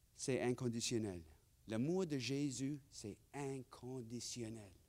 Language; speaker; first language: French; non-native, fluent; English